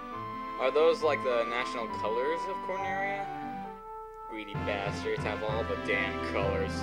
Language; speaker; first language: English; native; English